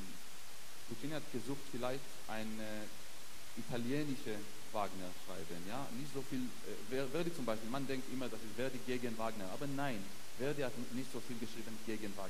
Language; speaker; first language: German; non-native, fluent; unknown